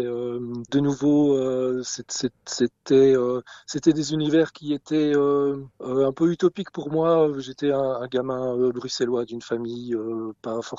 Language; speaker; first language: French; native; French